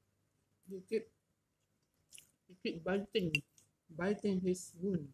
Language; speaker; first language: English; non-native, local second language; Malay